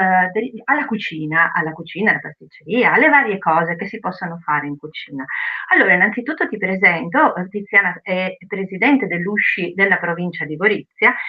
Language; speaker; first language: Italian; native; Italian